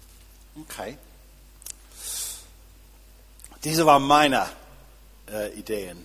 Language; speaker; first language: German; non-native, fluent; English